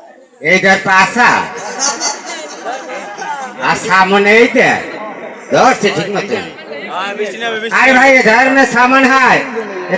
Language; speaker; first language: Hindi; non-native, learner; Bangla